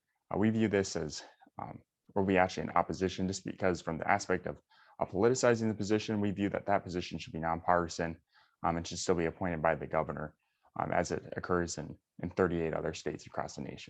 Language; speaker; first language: English; native; English